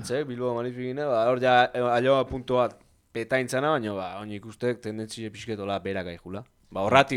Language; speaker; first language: Basque; native; Basque